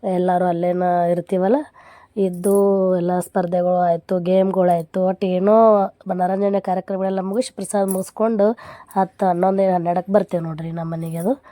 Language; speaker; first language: Kannada; native; Kannada